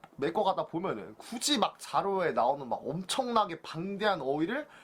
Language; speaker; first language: Korean; native; Korean